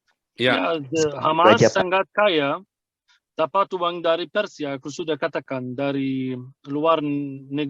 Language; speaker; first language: Indonesian; non-native, fluent; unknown